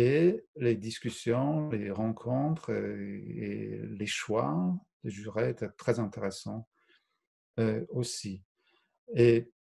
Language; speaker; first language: French; non-native, fluent; Polish